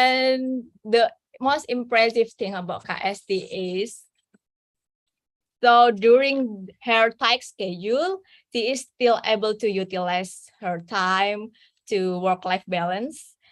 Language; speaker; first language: English; non-native, fluent; Indonesian